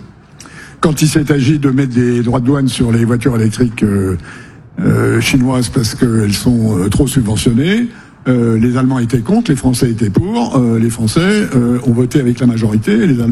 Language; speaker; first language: French; native; French